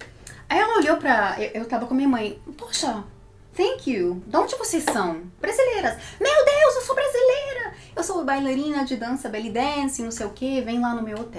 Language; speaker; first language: Portuguese; early bilingual, heritage; Portuguese